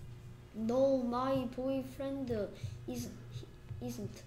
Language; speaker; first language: English; non-native, learner; Korean